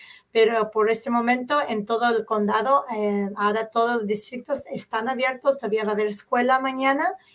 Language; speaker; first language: Spanish; early bilingual, heritage; Spanish